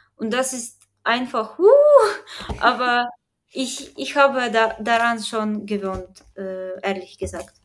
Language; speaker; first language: German; non-native, learner; Ukrainian